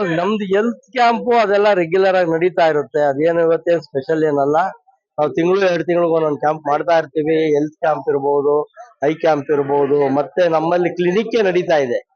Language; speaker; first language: Kannada; native; Kannada